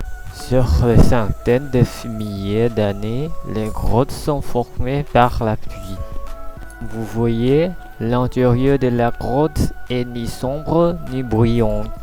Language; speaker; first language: French; non-native, learner; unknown